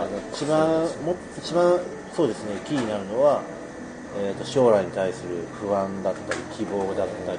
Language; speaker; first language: Japanese; native; Japanese